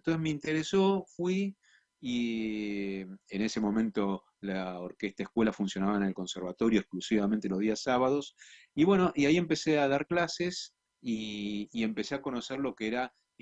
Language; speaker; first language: Spanish; native; Spanish